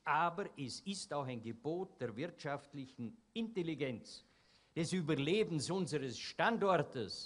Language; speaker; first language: German; native; German